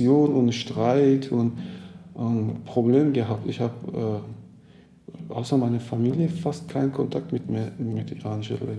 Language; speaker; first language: German; non-native, fluent; Persian